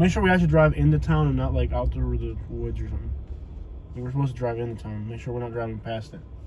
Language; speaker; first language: English; early bilingual, other home language; Spanish